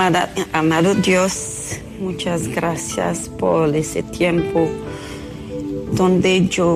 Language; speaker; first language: Spanish; non-native, fluent; Haitian Creole